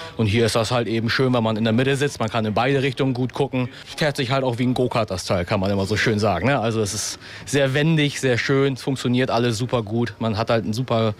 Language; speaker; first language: German; native; German